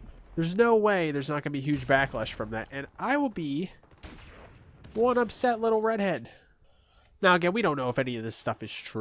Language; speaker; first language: English; native; English